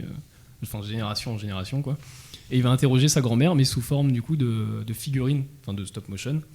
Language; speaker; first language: French; native; French